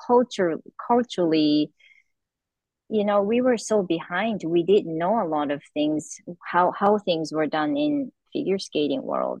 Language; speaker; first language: English; non-native, fluent; Japanese